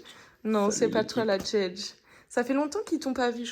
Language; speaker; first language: French; native; French